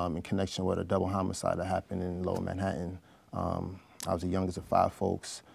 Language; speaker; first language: English; native; English